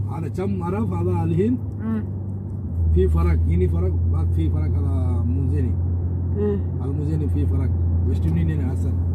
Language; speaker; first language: Arabic; non-native, learner; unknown